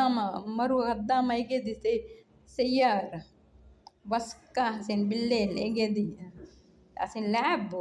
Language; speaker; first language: Arabic; non-native, learner; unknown